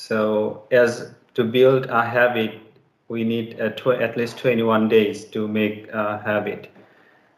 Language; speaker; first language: English; non-native, learner; Bangla